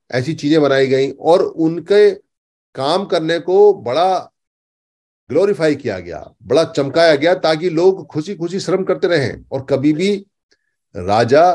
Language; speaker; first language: Hindi; native; Hindi